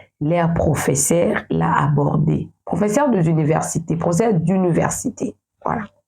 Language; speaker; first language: French; non-native, local second language; Lingala